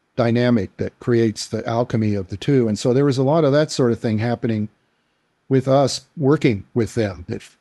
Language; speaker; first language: English; native; English